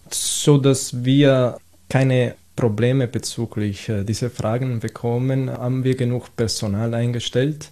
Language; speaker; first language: German; non-native, fluent; Italian